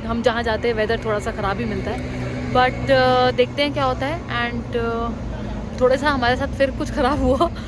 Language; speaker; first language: Hindi; native; Hindi